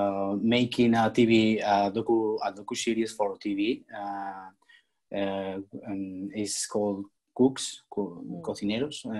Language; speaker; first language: English; non-native, learner; Spanish